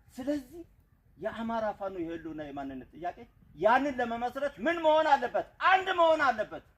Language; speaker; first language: Amharic; non-native, local second language; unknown